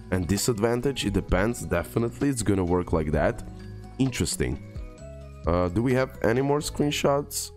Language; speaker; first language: English; non-native, fluent; Croatian